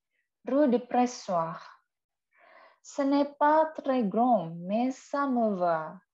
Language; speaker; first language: French; non-native, fluent; Indonesian